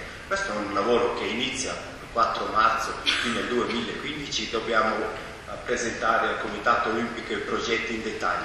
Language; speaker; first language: Italian; non-native, local second language; German